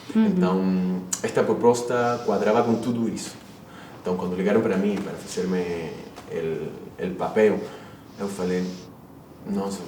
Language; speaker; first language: Portuguese; non-native, fluent; Spanish